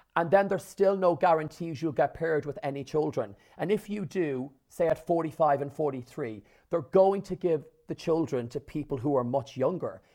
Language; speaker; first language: English; native; English